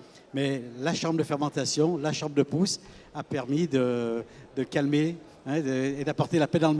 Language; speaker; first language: French; native; French